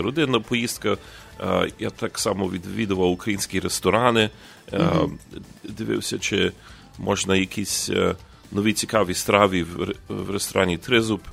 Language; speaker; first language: Ukrainian; early bilingual, heritage; Ukrainian